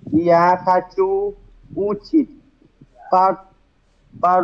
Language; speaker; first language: Russian; non-native, learner; Vietnamese